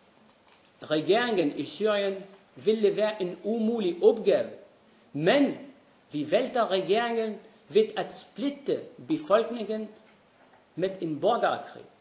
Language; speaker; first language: Danish; non-native, fluent; Arabic